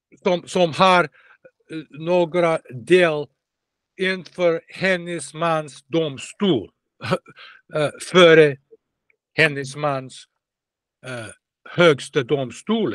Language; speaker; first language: Swedish; non-native, learner; Russian